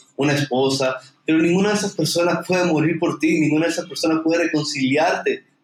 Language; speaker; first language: Spanish; native; Spanish